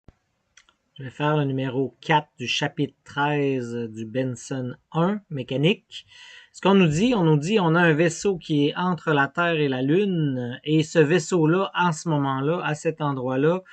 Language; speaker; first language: French; native; French